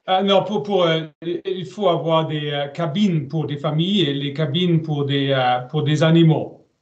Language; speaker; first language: French; non-native, learner; German